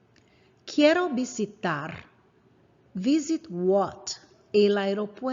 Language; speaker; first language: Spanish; non-native, fluent; English